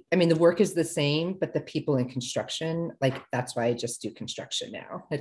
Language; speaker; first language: English; native; English